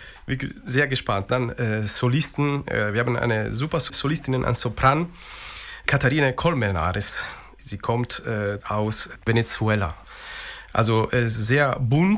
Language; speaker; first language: German; non-native, fluent; Italian